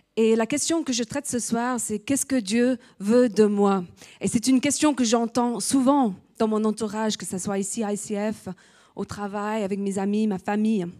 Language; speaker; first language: French; non-native, fluent; English